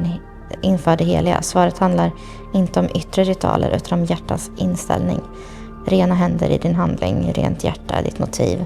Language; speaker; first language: Swedish; native; Swedish